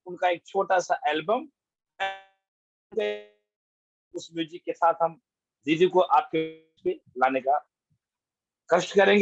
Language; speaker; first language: Hindi; native; Hindi